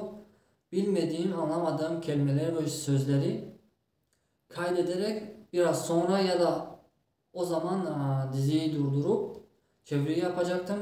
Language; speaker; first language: Turkish; non-native, fluent; Tajik